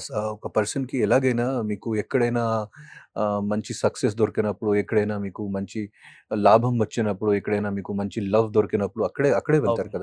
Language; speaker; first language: Telugu; non-native, fluent; Hindi